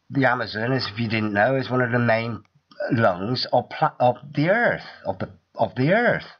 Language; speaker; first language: English; native; English